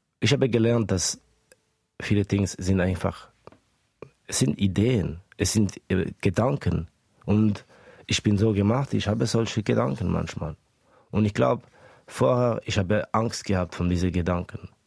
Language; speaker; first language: German; early bilingual, other home language; Estonian